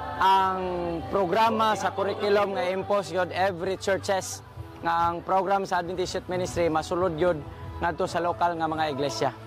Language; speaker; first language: Cebuano; native; Cebuano